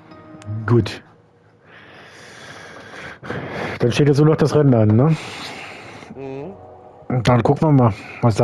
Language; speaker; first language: German; native; German